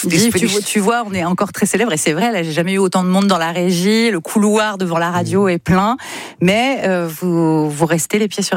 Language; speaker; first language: French; native; French